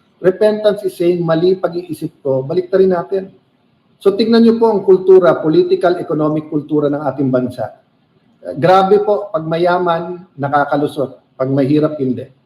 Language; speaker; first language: Filipino; native; Filipino